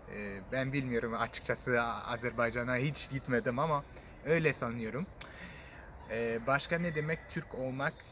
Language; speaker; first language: Turkish; non-native, fluent; French